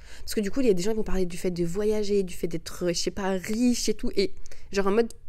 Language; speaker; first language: French; early bilingual, other home language; Arabic